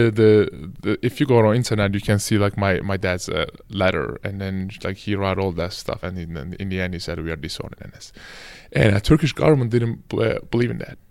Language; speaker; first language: English; non-native, fluent; Turkish